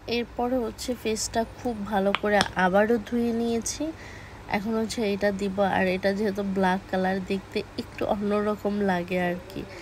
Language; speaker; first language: Bangla; native; Bangla